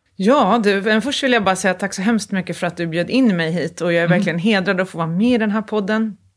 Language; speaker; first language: Swedish; native; Swedish